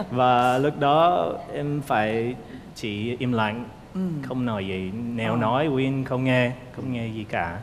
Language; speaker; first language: Vietnamese; non-native, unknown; English